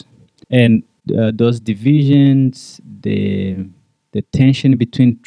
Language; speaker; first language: English; non-native, local second language; Kinyarwanda